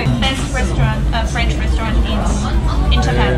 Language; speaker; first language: English; non-native, fluent; French